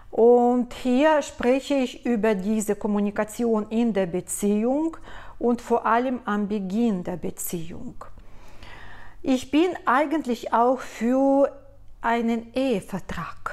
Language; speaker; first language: German; non-native, fluent; Russian